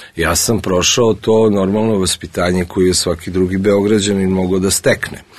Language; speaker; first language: Serbian; early bilingual, other home language; Russian